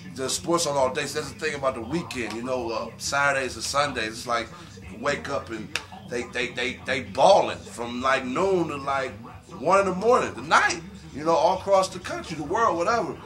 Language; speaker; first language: English; native; English